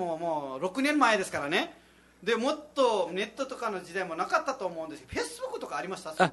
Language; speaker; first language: Japanese; non-native, fluent; Nepali